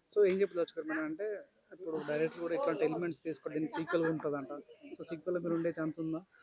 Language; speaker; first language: Telugu; native; Telugu